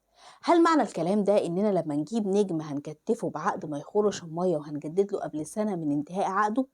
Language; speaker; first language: Arabic; native; Arabic